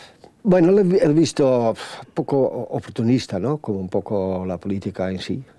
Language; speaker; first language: Catalan; non-native, learner; Dutch